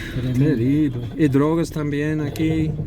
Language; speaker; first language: Spanish; non-native, learner; English